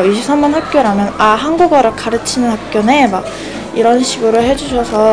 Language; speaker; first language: Korean; non-native, fluent; Mongolian